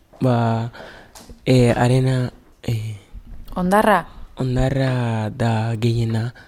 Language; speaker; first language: Basque; non-native, learner; Spanish